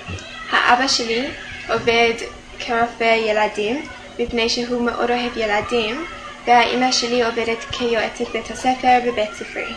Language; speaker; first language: Hebrew; non-native, fluent; English